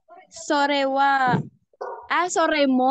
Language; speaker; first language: Japanese; non-native, learner; Filipino